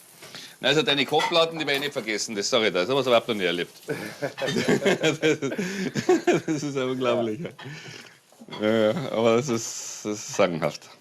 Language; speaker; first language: German; native; German